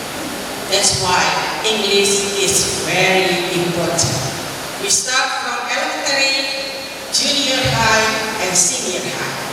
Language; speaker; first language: English; non-native, fluent; Indonesian